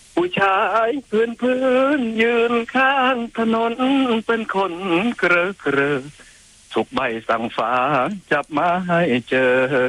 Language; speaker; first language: Thai; non-native, fluent; Khmer